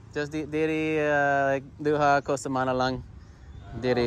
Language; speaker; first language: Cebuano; non-native, learner; English